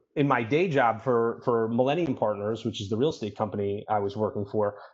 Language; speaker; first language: English; native; English